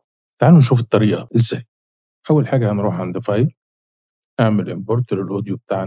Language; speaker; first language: Arabic; native; Arabic